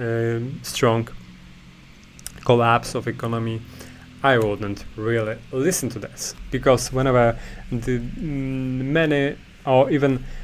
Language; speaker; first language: English; non-native, fluent; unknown